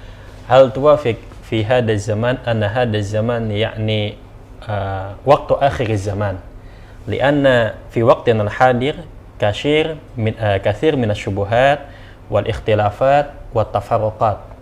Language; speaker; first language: Arabic; non-native, learner; Indonesian